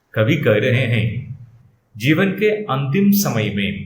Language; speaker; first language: Hindi; non-native, local second language; Malayalam